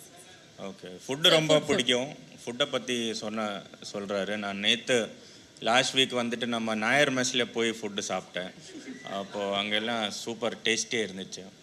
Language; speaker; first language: Tamil; non-native, local second language; Malayalam